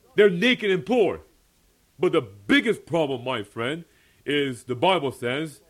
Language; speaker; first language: English; early bilingual, other home language; Korean